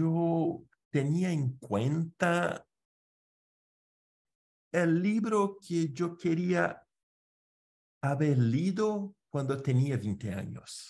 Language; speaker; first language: Spanish; non-native, fluent; Portuguese